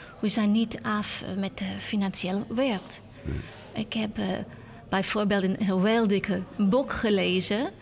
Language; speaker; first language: Dutch; non-native, learner; English